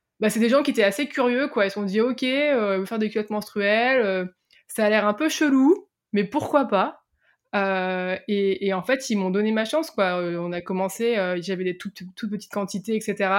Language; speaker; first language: French; native; French